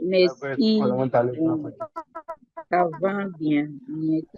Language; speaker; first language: French; non-native, learner; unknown